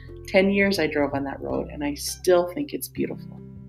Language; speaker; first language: English; native; English